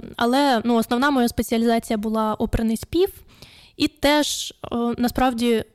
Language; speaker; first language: Ukrainian; non-native, local second language; Russian